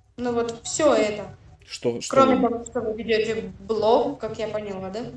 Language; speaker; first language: Russian; native; Russian